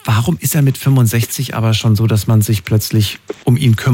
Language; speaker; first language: German; native; German